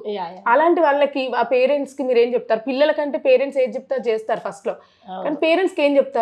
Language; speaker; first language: Telugu; native; Telugu